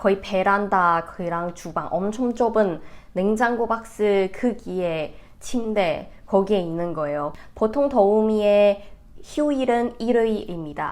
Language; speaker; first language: Korean; non-native, fluent; Cantonese